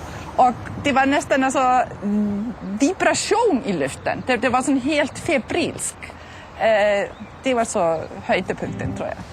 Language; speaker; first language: Swedish; non-native, fluent; Icelandic